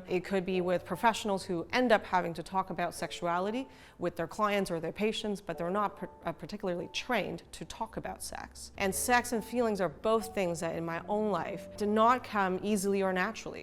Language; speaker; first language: English; early bilingual, other home language; Cantonese